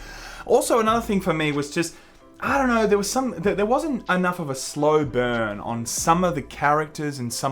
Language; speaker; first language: English; native; English